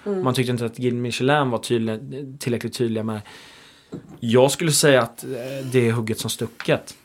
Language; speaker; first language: Swedish; native; Swedish